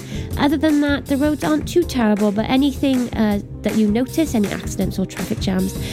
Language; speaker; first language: English; native; English